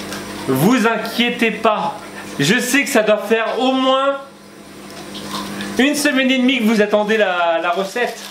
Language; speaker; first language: French; native; French